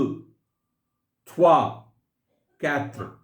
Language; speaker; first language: French; non-native, fluent; Hindi